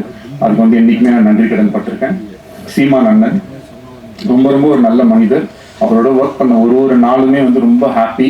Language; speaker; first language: Tamil; native; Tamil